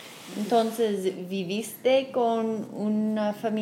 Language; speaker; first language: Spanish; non-native, fluent; English